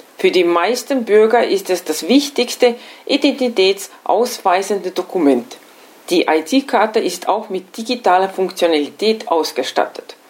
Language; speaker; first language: German; non-native, fluent; Estonian